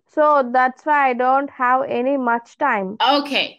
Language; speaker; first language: English; non-native, local second language; Telugu